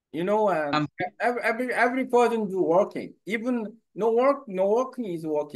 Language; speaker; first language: English; non-native, learner; Korean